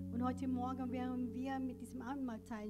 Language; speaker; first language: German; non-native, learner; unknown